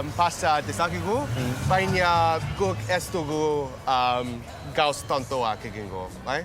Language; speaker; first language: Basque; non-native, learner; English